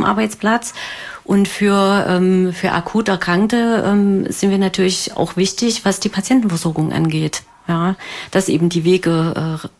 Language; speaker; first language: German; native; German